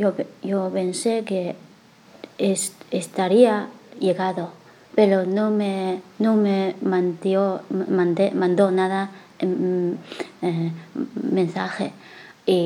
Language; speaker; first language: Spanish; non-native, learner; Chinese